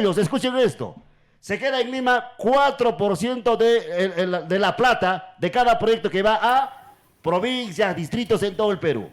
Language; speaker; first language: Spanish; native; Spanish